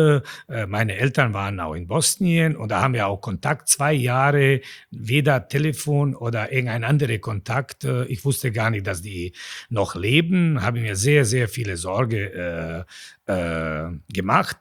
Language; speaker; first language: German; non-native, fluent; Bosnian